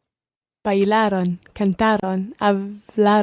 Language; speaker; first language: Spanish; non-native, learner; English